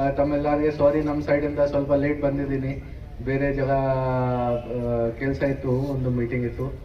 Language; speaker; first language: Kannada; non-native, local second language; Hindi